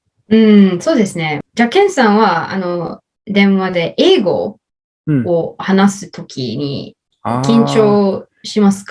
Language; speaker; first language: Japanese; non-native, learner; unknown